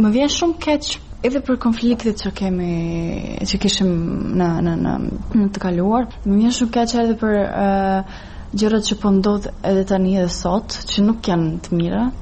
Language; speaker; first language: Albanian; non-native, fluent; Serbian